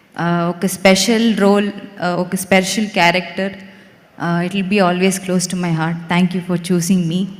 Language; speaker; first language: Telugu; non-native, fluent; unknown